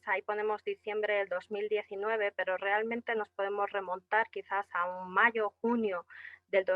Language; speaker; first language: Spanish; native; Spanish